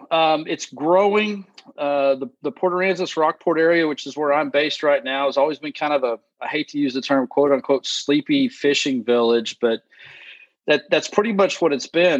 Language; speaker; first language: English; native; English